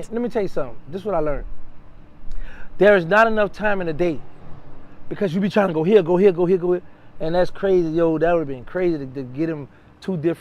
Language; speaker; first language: English; native; English